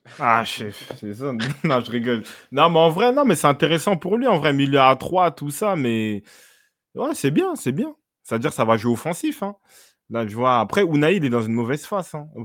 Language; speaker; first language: French; native; French